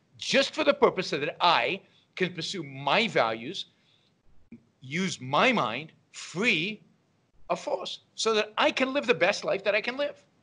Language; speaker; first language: English; non-native, fluent; Hebrew